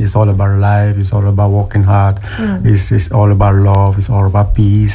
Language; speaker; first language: English; non-native, local second language; French